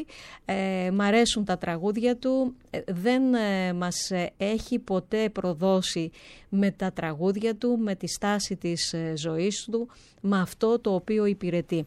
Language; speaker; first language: Greek; native; Greek